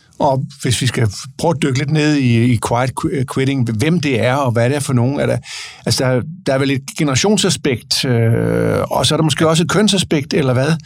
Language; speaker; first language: Danish; native; Danish